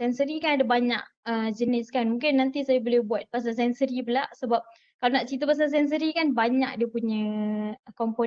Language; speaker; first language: Malay; native; Malay